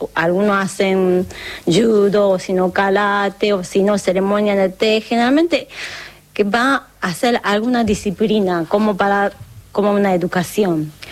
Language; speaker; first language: Spanish; non-native, fluent; Japanese